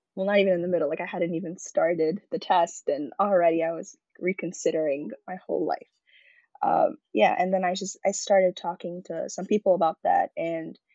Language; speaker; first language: English; early bilingual, other home language; Arabic